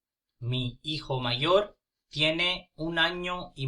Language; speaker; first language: Spanish; non-native, fluent; Punjabi